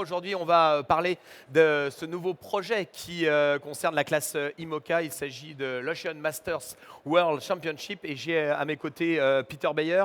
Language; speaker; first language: French; native; French